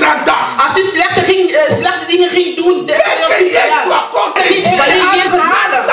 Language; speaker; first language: Dutch; non-native, learner; Lingala